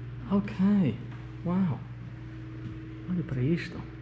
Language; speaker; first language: Portuguese; non-native, learner; English